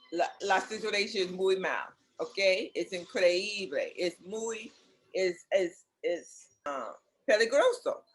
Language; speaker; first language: Spanish; non-native, learner; English